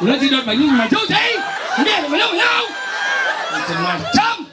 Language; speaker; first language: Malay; non-native, local second language; Balinese